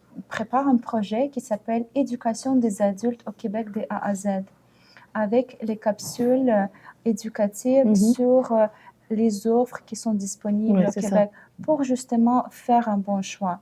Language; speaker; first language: French; non-native, fluent; Ukrainian